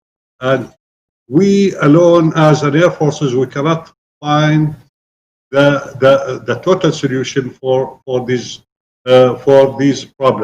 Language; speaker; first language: English; non-native, fluent; Arabic